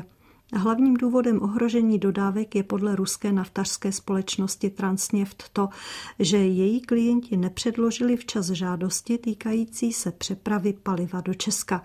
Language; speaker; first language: Czech; native; Czech